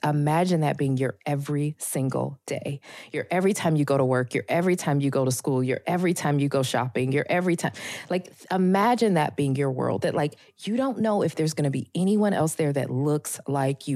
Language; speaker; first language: English; native; English